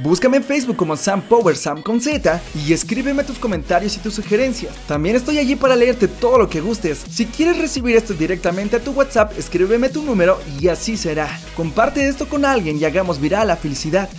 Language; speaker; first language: Spanish; native; Spanish